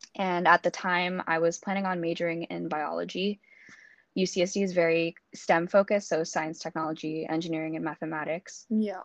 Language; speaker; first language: English; native; English